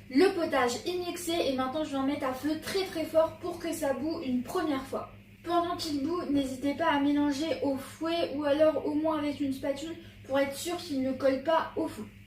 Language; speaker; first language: French; native; French